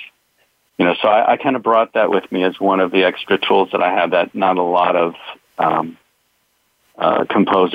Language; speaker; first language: English; native; English